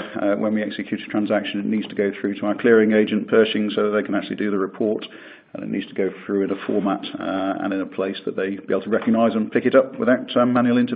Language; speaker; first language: English; native; English